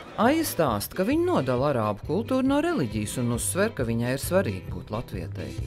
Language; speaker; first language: Latvian; native; Latvian